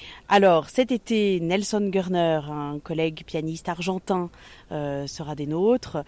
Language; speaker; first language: French; native; French